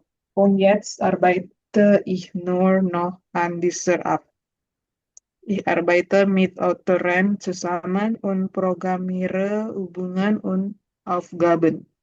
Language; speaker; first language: German; non-native, learner; Indonesian